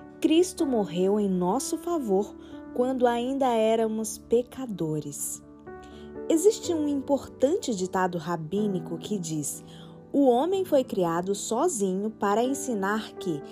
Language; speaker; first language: Portuguese; native; Portuguese